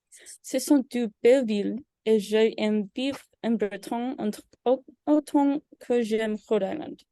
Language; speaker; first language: French; non-native, learner; English